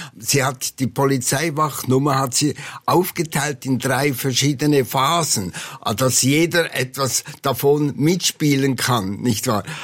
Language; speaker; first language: German; native; German